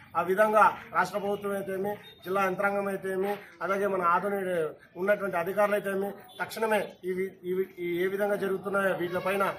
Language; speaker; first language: Telugu; native; Telugu